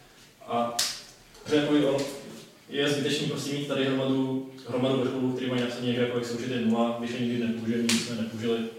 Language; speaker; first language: Czech; native; Czech